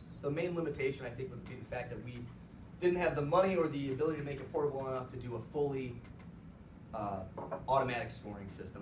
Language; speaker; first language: English; native; English